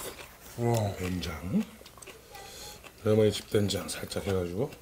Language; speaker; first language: Korean; native; Korean